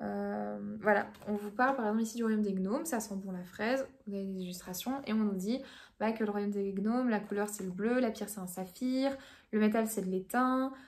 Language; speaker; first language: French; native; French